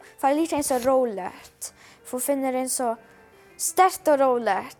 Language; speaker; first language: Icelandic; non-native, learner; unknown